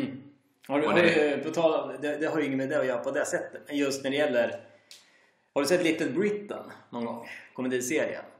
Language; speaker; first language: Swedish; native; Swedish